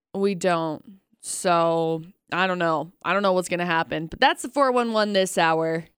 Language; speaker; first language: English; native; English